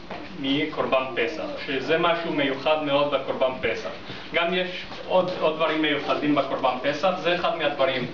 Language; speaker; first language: Hebrew; non-native, fluent; English